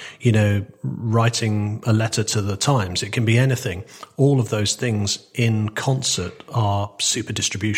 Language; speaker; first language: English; native; English